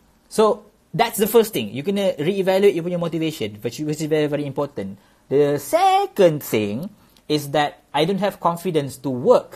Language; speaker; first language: English; non-native, local second language; Malay